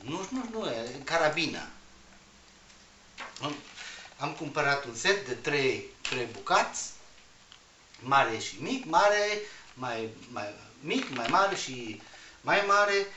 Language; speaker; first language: Romanian; non-native, learner; Spanish